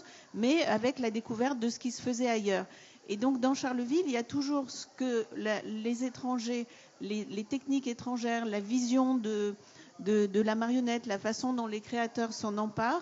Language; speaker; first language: French; native; French